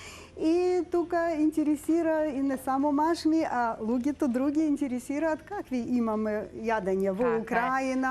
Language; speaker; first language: Macedonian; non-native, learner; Ukrainian